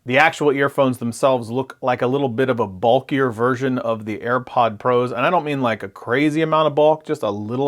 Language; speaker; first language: English; native; English